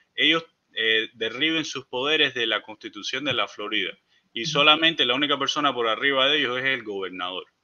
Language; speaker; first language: Spanish; early bilingual, heritage; Spanish